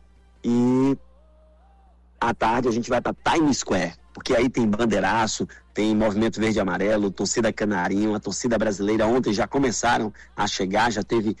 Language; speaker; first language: Portuguese; native; Portuguese